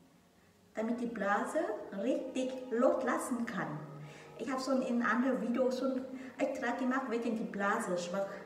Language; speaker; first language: German; non-native, learner; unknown